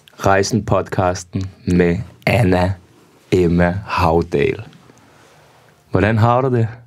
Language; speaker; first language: Danish; early bilingual, other home language; Serbian